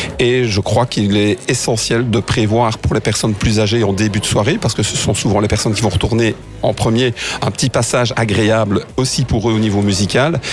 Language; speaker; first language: French; native; French